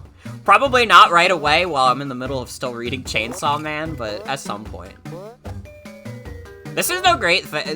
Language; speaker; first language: English; native; English